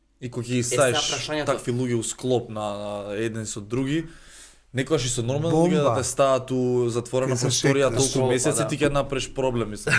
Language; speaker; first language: Macedonian; native; Macedonian